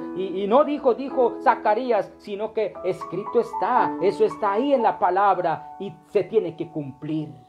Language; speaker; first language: Spanish; non-native, local second language; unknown